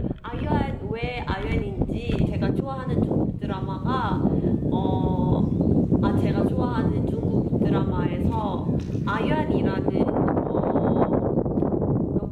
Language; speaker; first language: Korean; non-native, learner; Malay